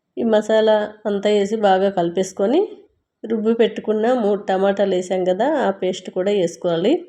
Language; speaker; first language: Telugu; native; Telugu